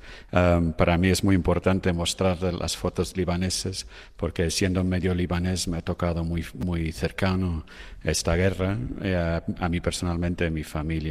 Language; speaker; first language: Spanish; non-native, fluent; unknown